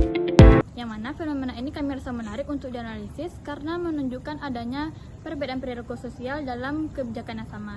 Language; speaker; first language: Indonesian; native; Indonesian